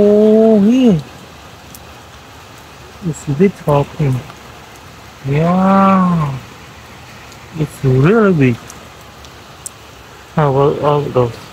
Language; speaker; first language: English; non-native, learner; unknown